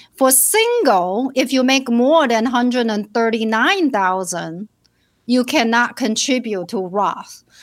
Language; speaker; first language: English; non-native, fluent; Chinese